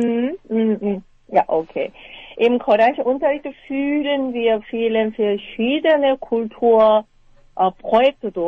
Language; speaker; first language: German; non-native, fluent; Korean